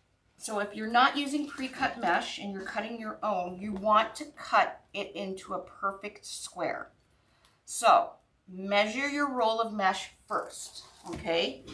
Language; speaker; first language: English; native; English